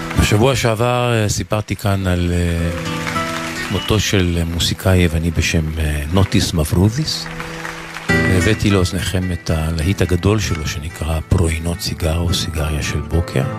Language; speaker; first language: Hebrew; native; Hebrew